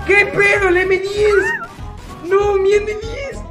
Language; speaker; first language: Spanish; native; Spanish